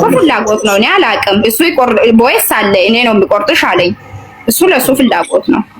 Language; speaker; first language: Amharic; non-native, local second language; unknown